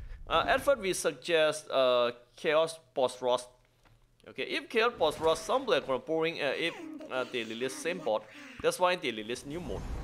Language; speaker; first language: English; non-native, learner; Thai